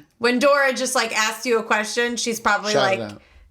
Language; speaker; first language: English; native; English